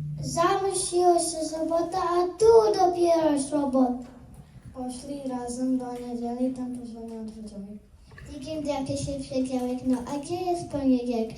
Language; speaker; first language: Polish; early bilingual, heritage; Polish